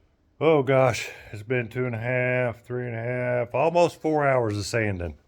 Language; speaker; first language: English; native; English